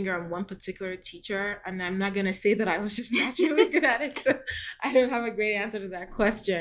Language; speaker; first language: English; non-native, local second language; Igbo